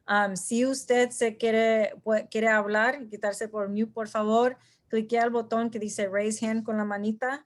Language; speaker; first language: Spanish; early bilingual, heritage; Spanish